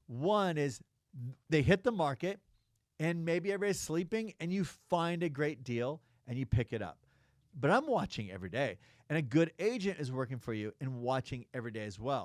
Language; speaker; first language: English; native; English